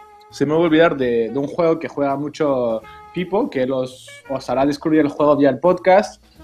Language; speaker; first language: Spanish; non-native, fluent; French